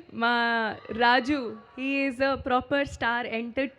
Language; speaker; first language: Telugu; non-native, local second language; Hindi